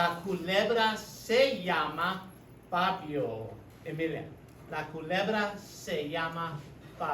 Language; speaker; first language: Spanish; non-native, fluent; English